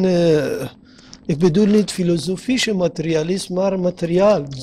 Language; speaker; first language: Dutch; non-native, learner; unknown